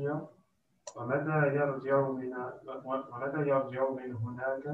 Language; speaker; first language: Arabic; non-native, learner; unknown